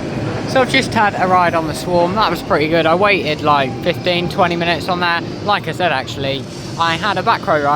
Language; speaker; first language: English; native; English